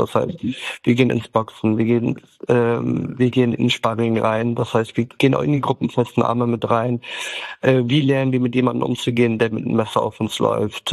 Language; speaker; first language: German; early bilingual, other home language; Turkish